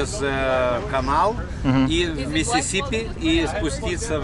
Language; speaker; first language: Russian; non-native, local second language; Lithuanian